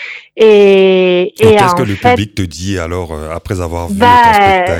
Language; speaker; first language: French; native; French